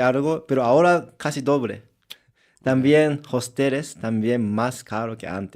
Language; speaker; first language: Spanish; non-native, learner; Japanese